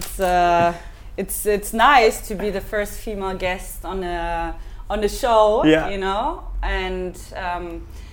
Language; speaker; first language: English; non-native, fluent; German